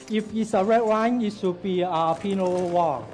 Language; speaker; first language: English; non-native, local second language; Cantonese